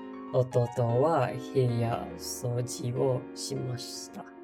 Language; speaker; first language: Japanese; non-native, learner; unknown